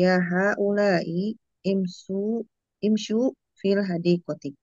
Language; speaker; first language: Arabic; non-native, learner; Indonesian